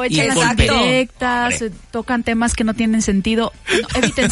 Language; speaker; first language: Spanish; native; Spanish